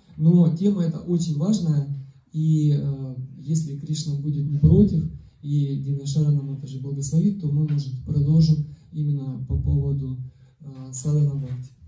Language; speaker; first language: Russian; native; Russian